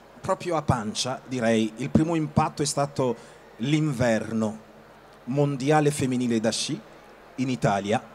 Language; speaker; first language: Italian; non-native, fluent; Lingala